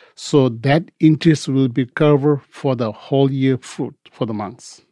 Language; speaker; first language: English; non-native, local second language; Tibetan